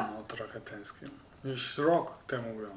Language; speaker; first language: Polish; non-native, learner; Turkish